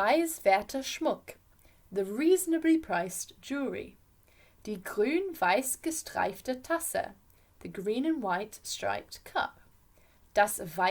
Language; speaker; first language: German; non-native, fluent; English